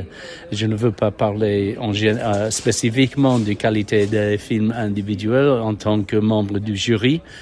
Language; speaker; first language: French; non-native, fluent; English